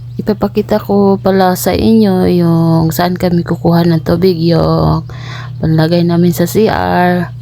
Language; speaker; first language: Filipino; non-native, local second language; Cebuano